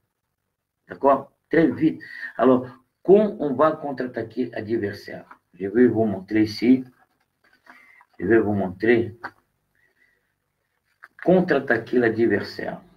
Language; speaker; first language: French; non-native, learner; Portuguese